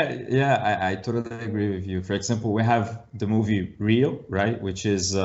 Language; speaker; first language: English; non-native, learner; Portuguese